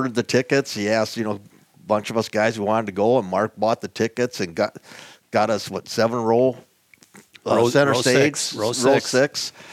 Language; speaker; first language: English; native; English